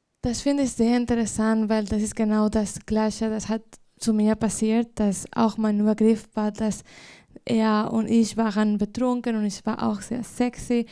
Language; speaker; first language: German; non-native, fluent; Spanish